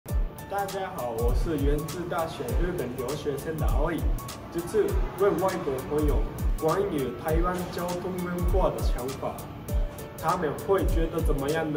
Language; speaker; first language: Chinese; non-native, fluent; Japanese